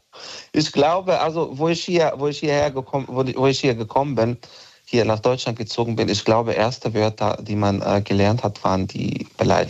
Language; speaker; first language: German; non-native, local second language; Bosnian